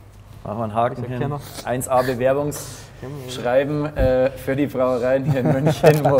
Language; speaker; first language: German; native; German